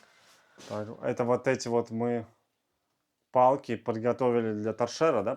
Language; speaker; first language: Russian; native; Russian